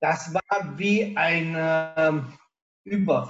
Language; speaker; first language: German; non-native, local second language; Italian